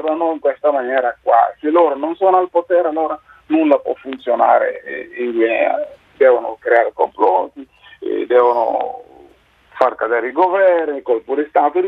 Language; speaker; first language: Italian; non-native, fluent; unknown